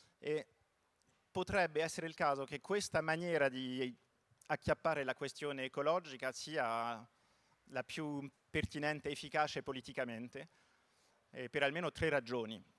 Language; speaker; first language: Italian; early bilingual, heritage; Italian